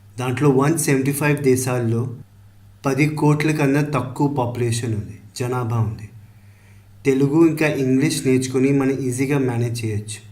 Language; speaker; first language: Telugu; early bilingual, heritage; Telugu